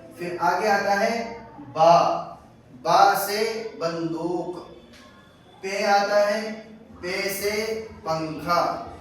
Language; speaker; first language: Urdu; native; Urdu